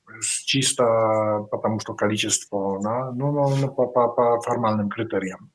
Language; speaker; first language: Polish; non-native, learner; Ukrainian